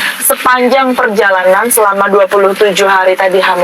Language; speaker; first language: Indonesian; native; Indonesian